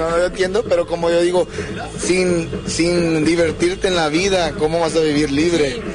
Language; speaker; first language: Spanish; early bilingual, heritage; English